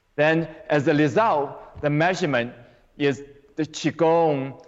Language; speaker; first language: English; non-native, fluent; Chinese